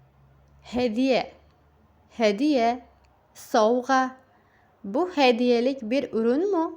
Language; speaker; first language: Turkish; non-native, fluent; Uzbek